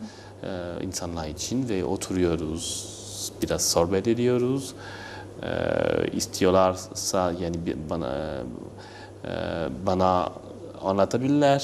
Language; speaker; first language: Turkish; non-native, learner; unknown